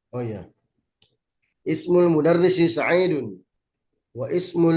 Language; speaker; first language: Arabic; non-native, learner; Indonesian